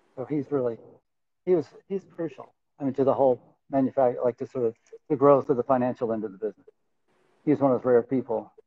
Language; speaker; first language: English; native; English